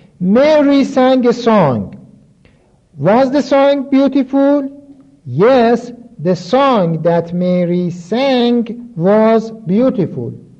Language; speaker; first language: English; non-native, fluent; Persian